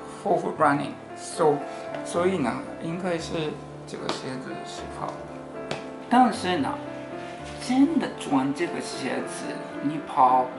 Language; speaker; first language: Chinese; non-native, fluent; Japanese